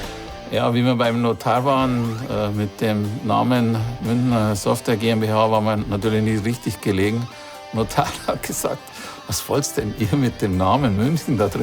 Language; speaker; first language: German; native; German